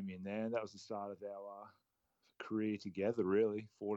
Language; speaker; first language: English; native; English